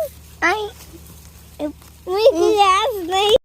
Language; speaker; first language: Russian; early bilingual, heritage; Russian